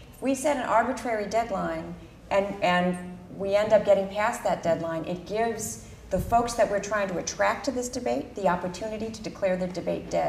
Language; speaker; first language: English; early bilingual, other home language; Spanish